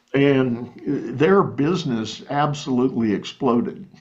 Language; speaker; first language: English; native; English